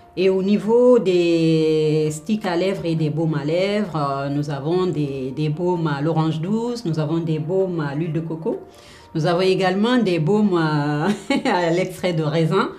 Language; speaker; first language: French; non-native, local second language; Fula